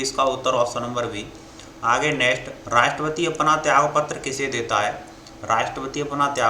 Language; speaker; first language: Hindi; native; Hindi